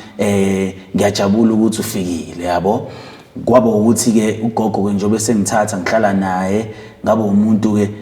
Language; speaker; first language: Zulu; native; Zulu